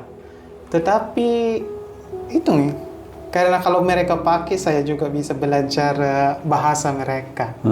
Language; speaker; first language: Indonesian; non-native, fluent; Hiligaynon